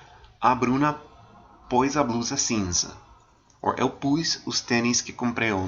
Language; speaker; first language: Portuguese; non-native, fluent; English